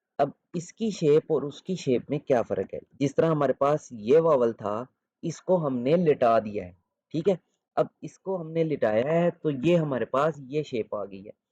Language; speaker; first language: Urdu; native; Urdu